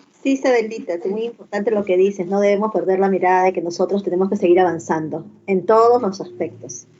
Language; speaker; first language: Spanish; native; Spanish